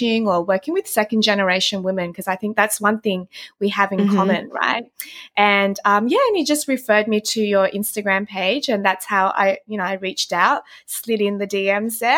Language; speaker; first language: English; non-native, local second language; Vietnamese